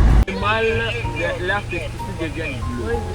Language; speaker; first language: French; native; French